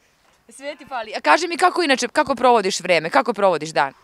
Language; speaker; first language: Serbian; native; Serbian